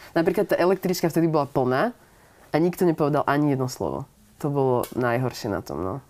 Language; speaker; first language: Slovak; native; Slovak